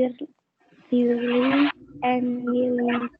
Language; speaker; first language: English; non-native, learner; Indonesian